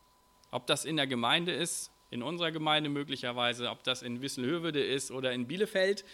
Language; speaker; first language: German; native; German